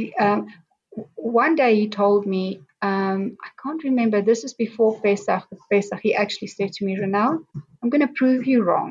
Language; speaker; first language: English; non-native, local second language; Afrikaans